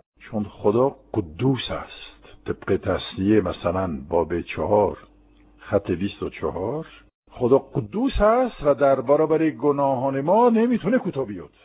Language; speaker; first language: Persian; non-native, fluent; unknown